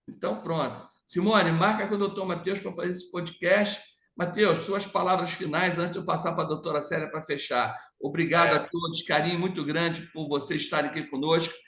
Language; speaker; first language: Portuguese; native; Portuguese